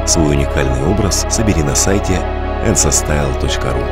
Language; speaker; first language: Russian; native; Russian